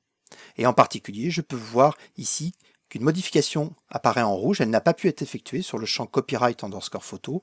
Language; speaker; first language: French; native; French